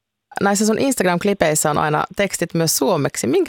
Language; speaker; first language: Finnish; native; Finnish